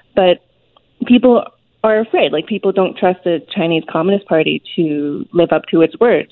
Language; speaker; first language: English; non-native, local second language; Cantonese